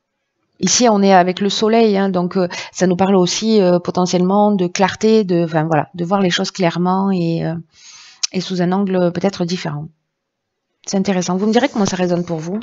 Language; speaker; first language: French; native; French